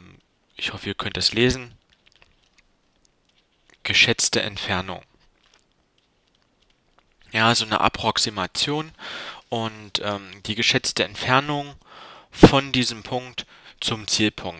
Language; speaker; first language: German; native; German